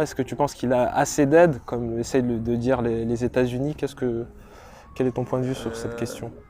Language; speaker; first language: French; native; French